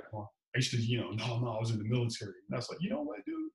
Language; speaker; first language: English; native; English